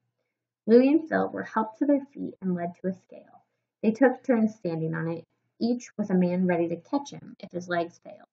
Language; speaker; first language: English; native; English